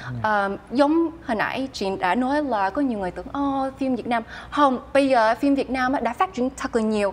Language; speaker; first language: Vietnamese; early bilingual, heritage; Vietnamese